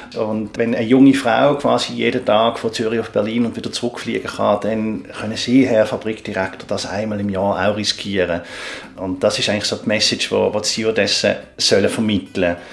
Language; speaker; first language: German; native; German